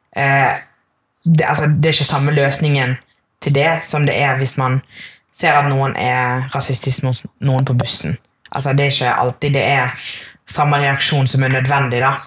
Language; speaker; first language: Norwegian; early bilingual, other home language; Tamil